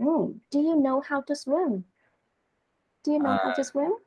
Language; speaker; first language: English; non-native, learner; Vietnamese